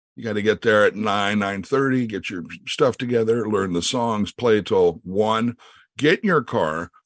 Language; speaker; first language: English; native; English